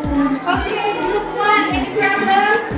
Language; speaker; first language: English; non-native, fluent; Indonesian